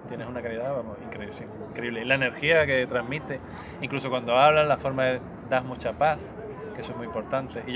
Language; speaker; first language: Spanish; native; Spanish